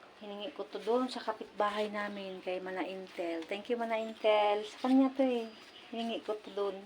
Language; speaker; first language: Filipino; non-native, local second language; Waray